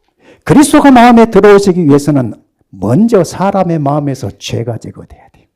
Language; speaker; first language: Korean; native; Korean